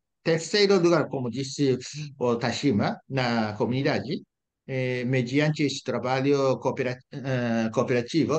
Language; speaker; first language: Portuguese; non-native, fluent; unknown